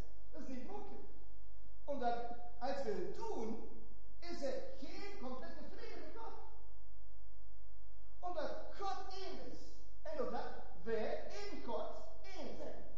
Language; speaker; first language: Dutch; non-native, fluent; German